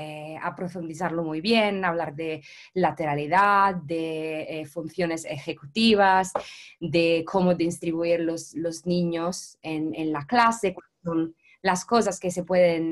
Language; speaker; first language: Spanish; non-native, fluent; Italian